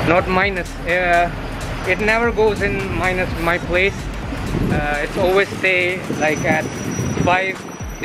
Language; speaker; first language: English; non-native, local second language; Hindi